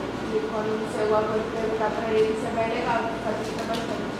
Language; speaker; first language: Portuguese; native; Portuguese